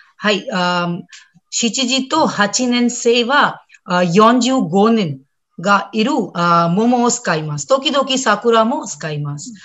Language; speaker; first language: Japanese; non-native, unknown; Hindi